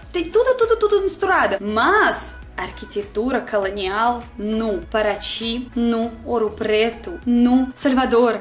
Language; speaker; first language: Portuguese; non-native, learner; Russian